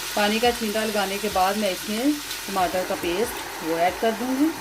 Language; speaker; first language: Urdu; native; Urdu